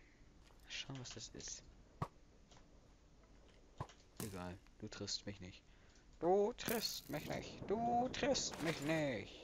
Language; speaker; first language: German; native; German